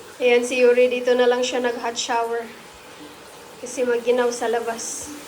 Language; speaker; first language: Filipino; native; Filipino